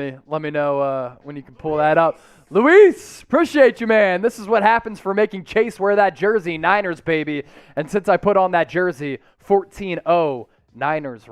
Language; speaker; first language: English; native; English